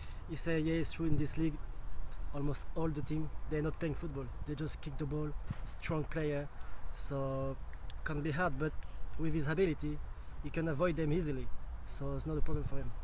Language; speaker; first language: English; non-native, fluent; French